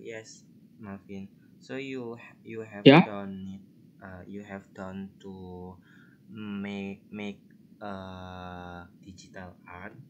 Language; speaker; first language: English; non-native, learner; Indonesian